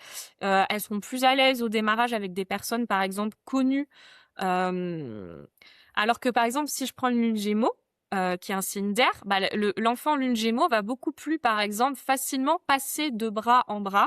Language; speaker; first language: French; native; French